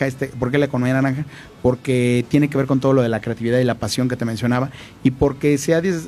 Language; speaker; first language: Spanish; native; Spanish